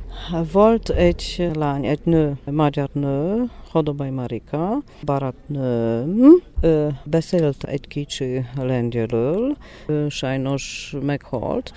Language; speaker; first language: Hungarian; non-native, learner; Polish